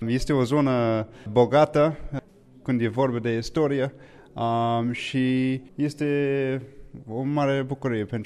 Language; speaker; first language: Romanian; non-native, fluent; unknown